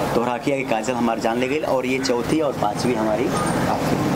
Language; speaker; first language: Hindi; native; Hindi